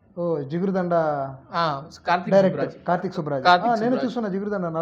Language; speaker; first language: Telugu; native; Telugu